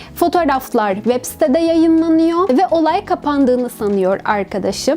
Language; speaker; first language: Turkish; native; Turkish